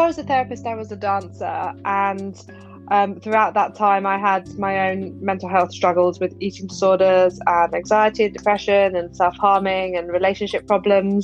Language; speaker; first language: English; native; English